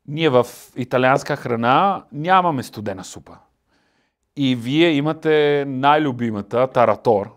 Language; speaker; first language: Bulgarian; non-native, learner; Italian